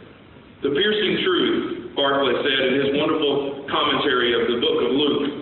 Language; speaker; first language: English; native; English